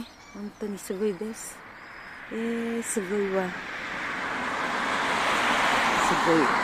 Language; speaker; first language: Japanese; non-native, learner; Filipino